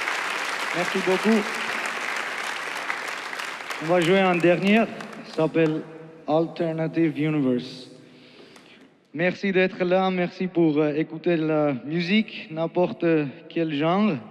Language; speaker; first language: French; non-native, learner; Armenian